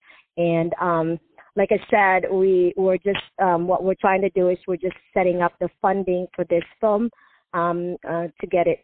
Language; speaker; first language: English; non-native, local second language; Filipino